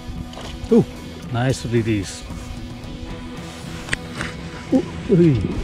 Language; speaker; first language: English; non-native, learner; Japanese